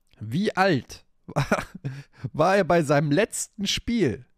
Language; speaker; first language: German; native; German